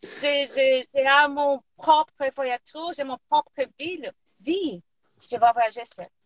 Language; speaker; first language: French; non-native, learner; Portuguese